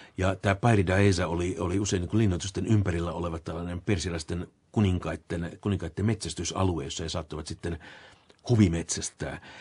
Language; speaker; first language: Finnish; native; Finnish